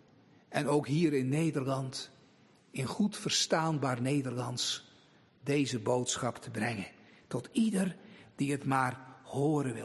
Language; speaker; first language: Dutch; native; Dutch